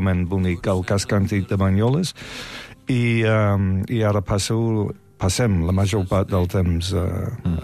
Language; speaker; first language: Catalan; non-native, fluent; English